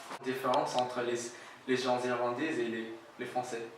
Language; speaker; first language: French; non-native, learner; English